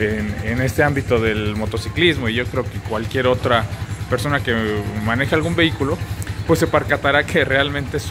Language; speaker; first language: Spanish; native; Spanish